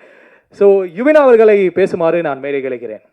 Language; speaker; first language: Tamil; native; Tamil